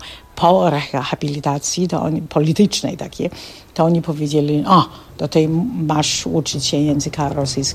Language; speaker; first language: Polish; non-native, fluent; Chinese